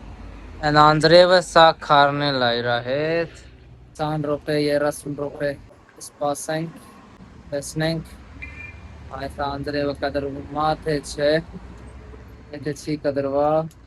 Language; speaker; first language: Armenian; non-native, learner; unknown